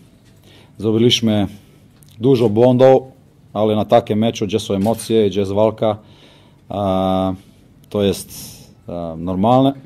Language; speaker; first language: Polish; non-native, learner; Slovenian